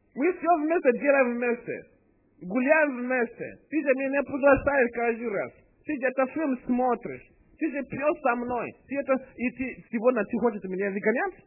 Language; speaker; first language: Russian; non-native, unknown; English